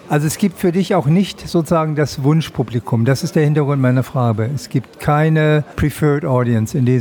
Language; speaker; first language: German; native; German